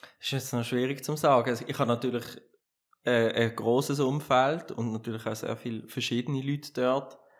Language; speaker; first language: German; native; German